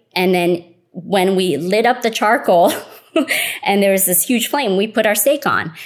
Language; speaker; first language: English; early bilingual, other home language; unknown